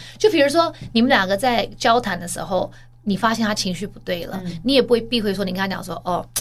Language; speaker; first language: Chinese; native; Chinese